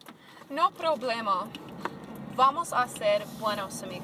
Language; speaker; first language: Spanish; non-native, learner; English